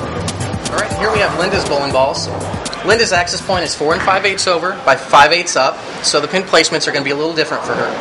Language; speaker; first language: English; native; English